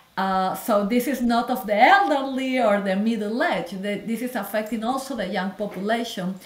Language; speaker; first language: English; non-native, fluent; Spanish